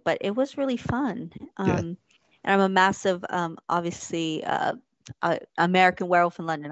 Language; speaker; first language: English; native; English